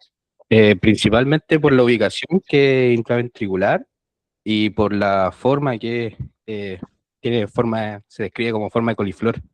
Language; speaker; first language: Spanish; native; Spanish